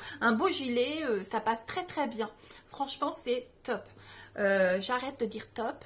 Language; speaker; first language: French; native; French